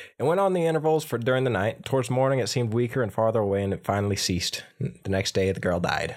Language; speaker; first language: English; native; English